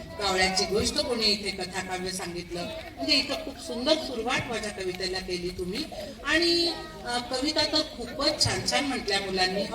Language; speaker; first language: Marathi; non-native, local second language; Marwari